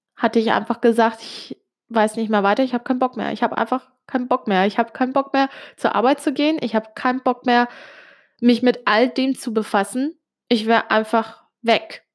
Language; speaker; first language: German; early bilingual, other home language; Italian